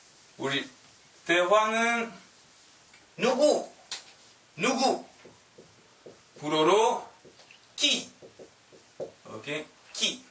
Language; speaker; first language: Korean; non-native, learner; French